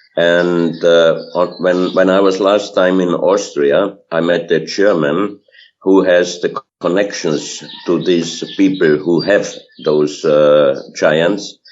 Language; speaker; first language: English; non-native, fluent; German